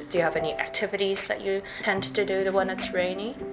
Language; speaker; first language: English; native; English